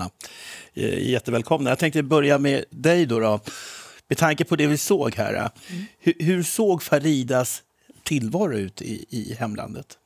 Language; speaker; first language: Swedish; native; Swedish